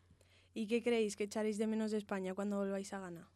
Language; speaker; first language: Spanish; native; Spanish